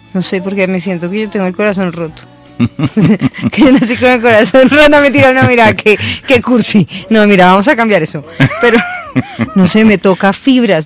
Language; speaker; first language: Spanish; native; Spanish